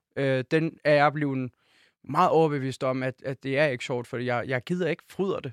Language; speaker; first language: Danish; early bilingual, other home language; Turkish